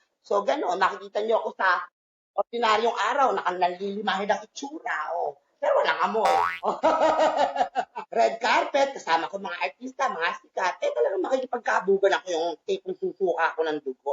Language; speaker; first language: Filipino; native; Filipino